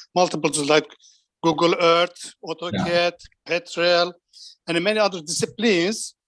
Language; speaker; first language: English; non-native, fluent; Turkish